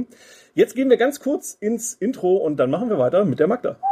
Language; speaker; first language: German; native; German